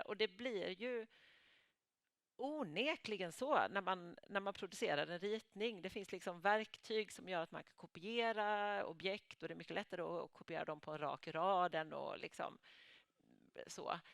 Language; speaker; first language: Swedish; native; Swedish